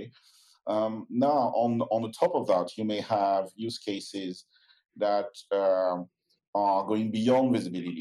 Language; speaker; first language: English; non-native, fluent; French